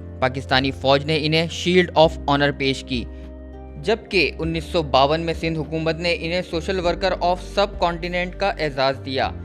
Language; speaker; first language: Urdu; native; Urdu